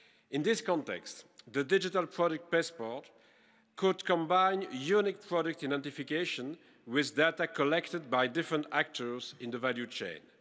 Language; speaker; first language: English; non-native, fluent; French